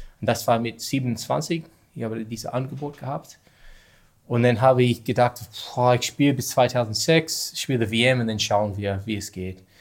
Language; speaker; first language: German; non-native, learner; English